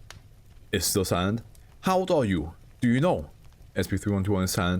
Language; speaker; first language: English; non-native, fluent; German